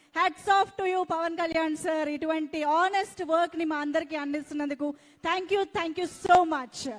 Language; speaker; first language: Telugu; native; Telugu